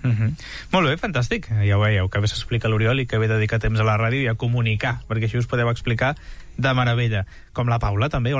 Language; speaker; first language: Catalan; native; Catalan